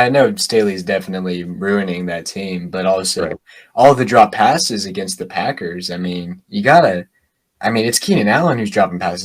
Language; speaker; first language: English; native; English